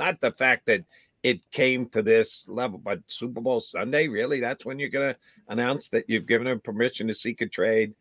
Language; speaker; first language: English; native; English